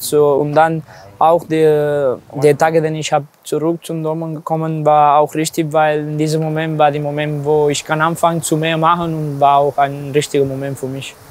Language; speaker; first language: German; non-native, learner; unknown